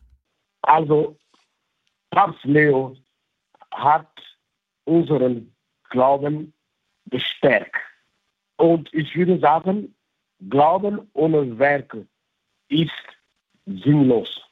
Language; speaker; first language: German; non-native, fluent; French